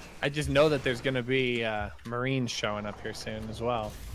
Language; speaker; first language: English; native; English